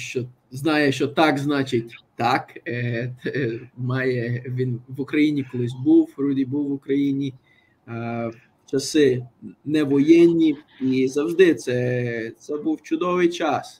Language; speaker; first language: Ukrainian; early bilingual, heritage; Ukrainian